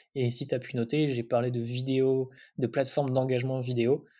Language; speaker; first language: French; native; French